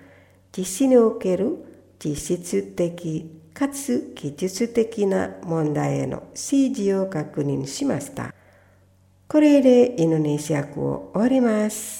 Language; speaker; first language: Japanese; non-native, fluent; Indonesian